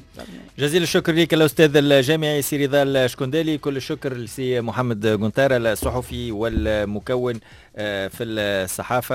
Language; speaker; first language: Arabic; native; Arabic